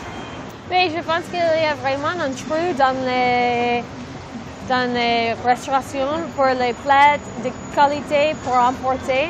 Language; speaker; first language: French; non-native, learner; English